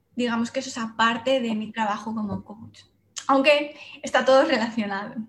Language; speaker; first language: Spanish; native; Spanish